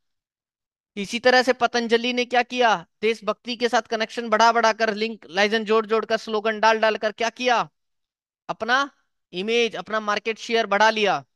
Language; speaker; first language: Hindi; native; Hindi